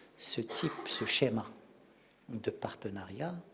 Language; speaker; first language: French; non-native, local second language; Arabic